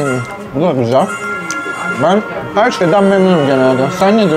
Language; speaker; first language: Turkish; native; Turkish